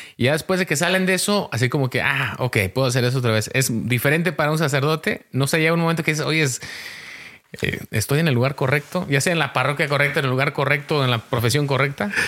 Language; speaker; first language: Spanish; early bilingual, heritage; Spanish